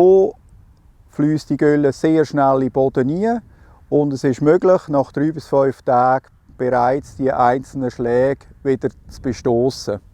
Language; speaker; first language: German; native; German